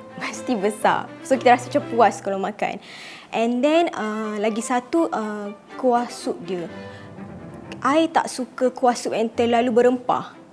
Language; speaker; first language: Malay; native; Malay